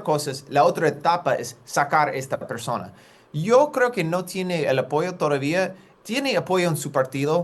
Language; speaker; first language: Spanish; non-native, fluent; English